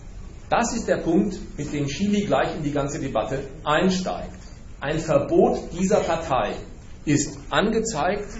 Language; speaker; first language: German; native; German